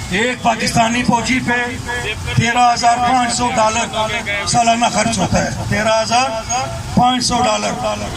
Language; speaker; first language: Urdu; non-native, local second language; Pashto